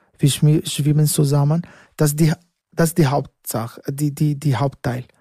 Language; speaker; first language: German; non-native, learner; Arabic